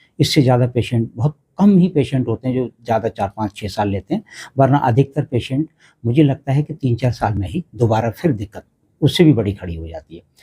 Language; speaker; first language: Hindi; native; Hindi